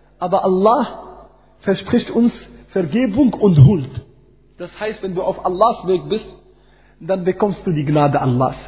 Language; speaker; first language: German; non-native, fluent; Arabic